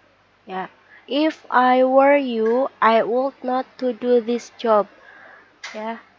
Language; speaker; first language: English; non-native, learner; Indonesian